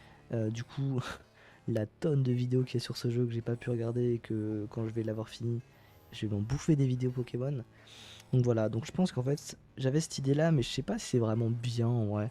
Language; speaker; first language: French; native; French